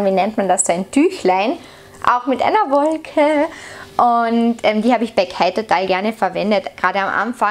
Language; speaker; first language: German; native; German